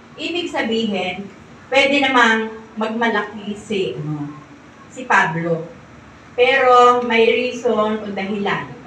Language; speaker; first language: Filipino; native; Filipino